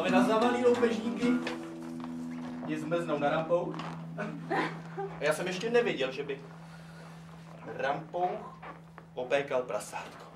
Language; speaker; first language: Czech; native; Czech